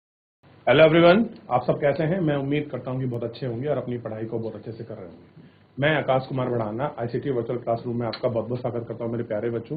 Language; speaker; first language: Hindi; native; Hindi